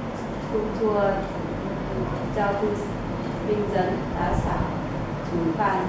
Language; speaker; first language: Chinese; non-native, learner; Vietnamese